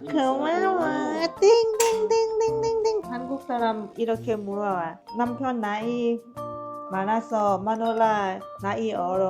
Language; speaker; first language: Korean; non-native, learner; Lao